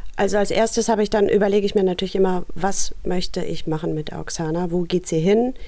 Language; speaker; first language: German; early bilingual, other home language; Russian